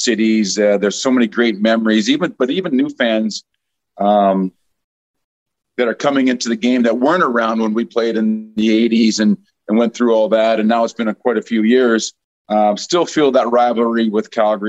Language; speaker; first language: English; native; English